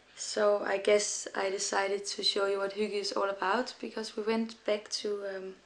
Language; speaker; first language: English; non-native, fluent; Danish